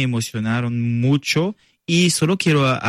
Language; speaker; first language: Spanish; non-native, learner; French